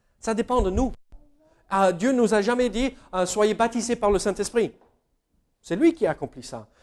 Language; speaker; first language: French; non-native, fluent; English